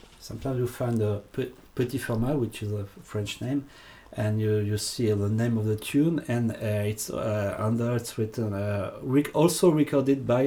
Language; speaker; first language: English; non-native, fluent; French